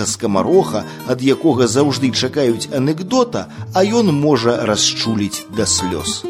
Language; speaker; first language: Belarusian; native; Belarusian